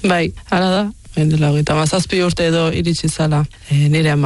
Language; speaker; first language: Basque; early bilingual, other home language; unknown